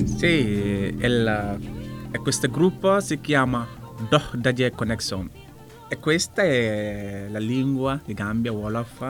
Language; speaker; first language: Italian; non-native, learner; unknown